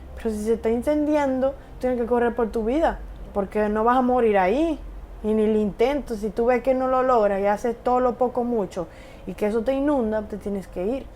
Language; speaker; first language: Spanish; native; Spanish